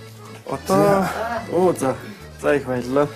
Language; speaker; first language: Mongolian; non-native, learner; French